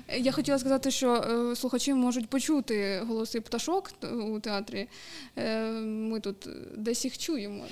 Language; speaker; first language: Ukrainian; native; Ukrainian